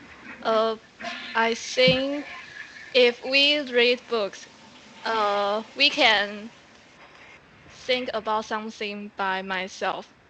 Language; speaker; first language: English; non-native, learner; Chinese